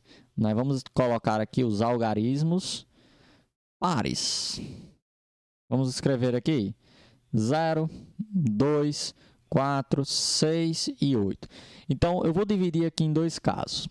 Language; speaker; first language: Portuguese; native; Portuguese